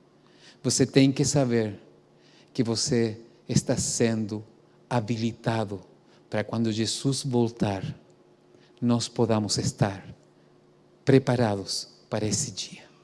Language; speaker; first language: Portuguese; non-native, fluent; Spanish